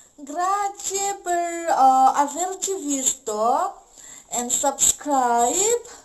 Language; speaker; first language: Italian; non-native, learner; Mizo